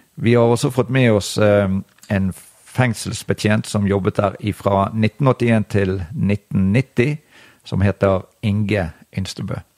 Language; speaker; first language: Norwegian; native; Norwegian